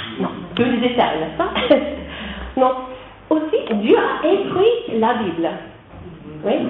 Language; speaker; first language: French; non-native, learner; English